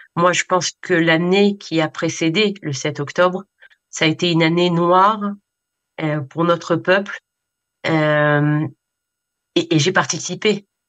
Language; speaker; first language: French; native; French